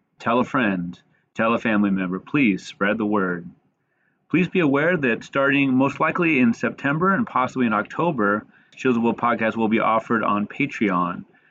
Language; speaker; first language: English; native; English